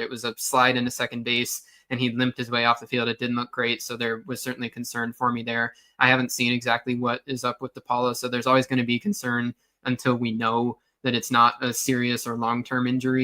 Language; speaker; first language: English; native; English